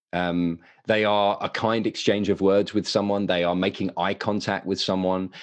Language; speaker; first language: English; native; English